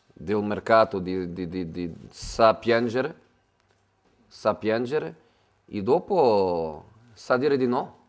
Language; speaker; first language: Italian; non-native, fluent; Portuguese